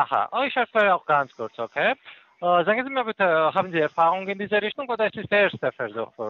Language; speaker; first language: German; non-native, fluent; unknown